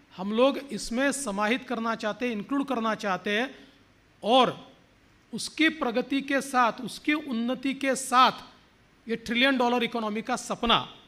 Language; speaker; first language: Hindi; non-native, local second language; Marathi